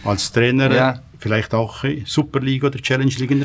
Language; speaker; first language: German; native; German